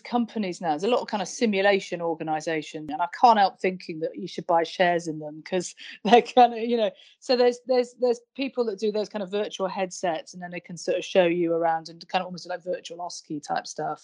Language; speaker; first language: English; native; English